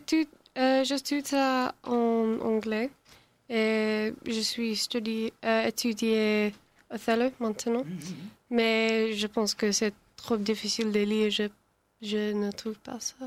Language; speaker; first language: French; non-native, learner; English